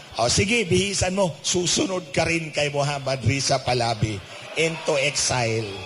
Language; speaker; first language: Filipino; non-native, local second language; Cebuano